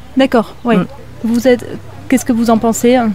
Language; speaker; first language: French; native; French